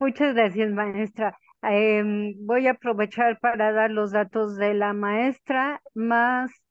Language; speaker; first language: Spanish; native; Spanish